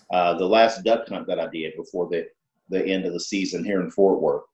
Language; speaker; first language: English; native; English